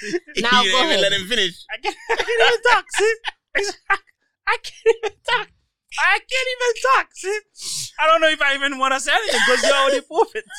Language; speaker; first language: English; non-native, fluent; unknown